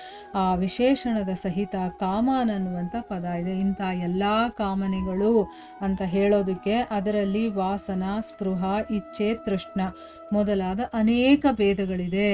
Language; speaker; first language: Kannada; native; Kannada